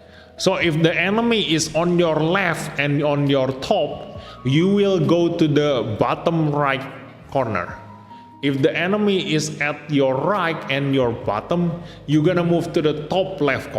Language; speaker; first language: English; non-native, fluent; Indonesian